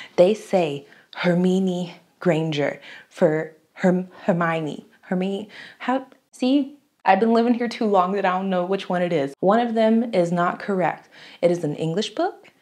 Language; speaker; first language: English; native; English